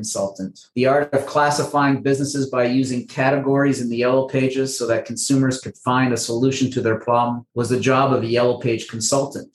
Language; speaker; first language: English; native; English